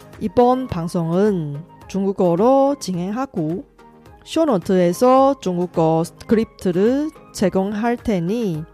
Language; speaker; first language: Korean; non-native, fluent; Chinese